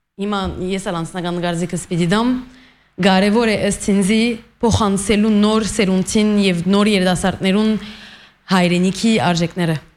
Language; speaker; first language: Armenian; early bilingual, heritage; Armenian